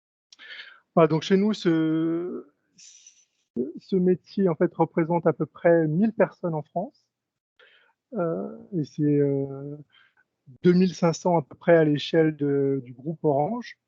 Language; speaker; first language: French; native; French